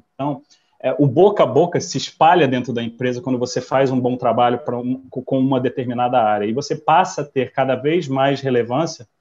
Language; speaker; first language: Portuguese; non-native, fluent; English